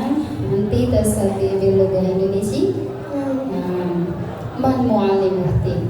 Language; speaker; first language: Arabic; non-native, learner; Indonesian